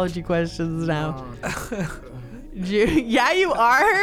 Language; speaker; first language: English; native; English